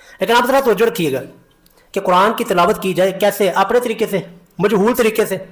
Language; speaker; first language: Urdu; non-native, local second language; Punjabi